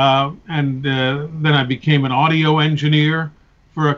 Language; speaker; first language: English; native; English